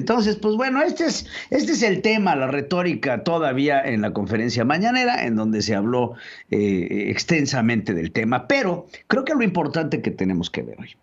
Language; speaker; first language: Spanish; native; Spanish